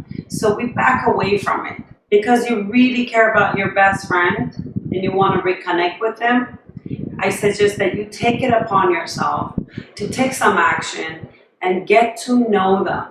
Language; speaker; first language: English; non-native, fluent; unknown